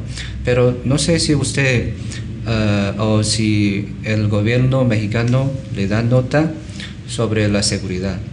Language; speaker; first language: Spanish; non-native, learner; Chinese